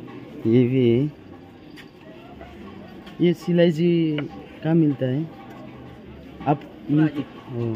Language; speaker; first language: Hindi; non-native, local second language; Nepali